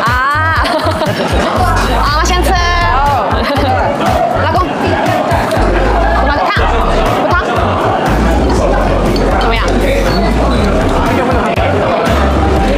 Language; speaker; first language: Chinese; non-native, learner; Korean